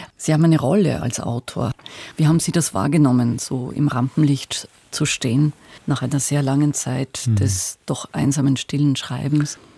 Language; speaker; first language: German; native; German